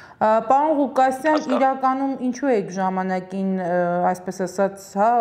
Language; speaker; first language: Armenian; native; Armenian